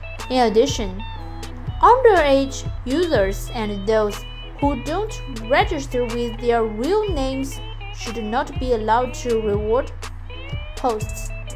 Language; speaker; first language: English; non-native, fluent; Chinese